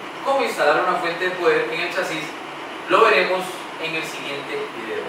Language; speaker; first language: Spanish; native; Spanish